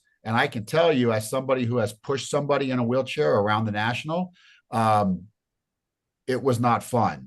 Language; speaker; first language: English; native; English